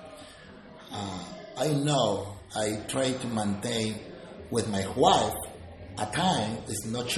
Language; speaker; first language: English; non-native, learner; Spanish